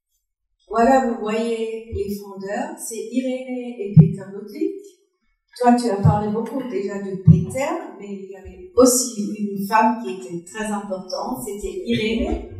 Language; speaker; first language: French; non-native, fluent; German